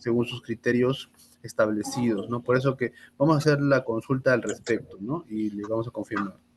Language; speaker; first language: Spanish; native; Spanish